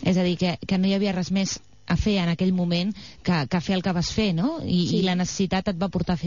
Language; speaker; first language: Catalan; native; Catalan